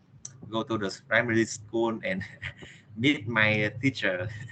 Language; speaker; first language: English; non-native, learner; Vietnamese